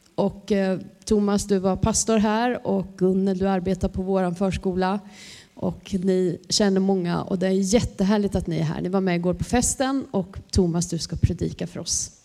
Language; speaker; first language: Swedish; native; Swedish